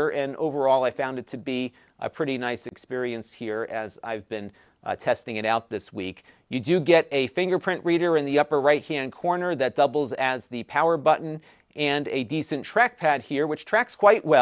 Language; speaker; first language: English; native; English